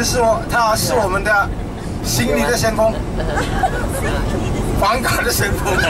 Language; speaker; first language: Chinese; native; Chinese